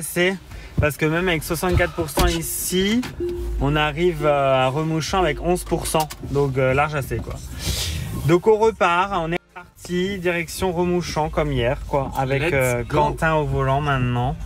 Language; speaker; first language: French; native; French